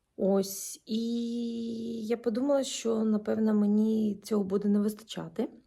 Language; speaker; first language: Ukrainian; non-native, local second language; Russian